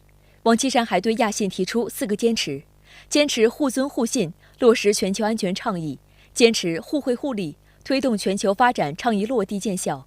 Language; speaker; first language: Chinese; native; Chinese